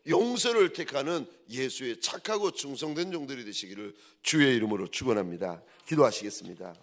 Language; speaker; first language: Korean; native; Korean